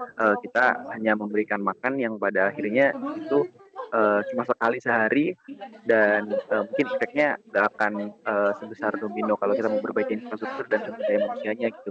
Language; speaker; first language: Indonesian; native; Indonesian